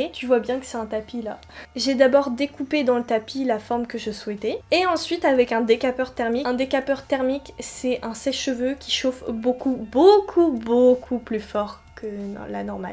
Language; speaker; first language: French; native; French